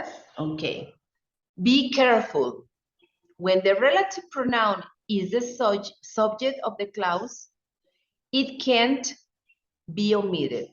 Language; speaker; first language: English; non-native, fluent; Spanish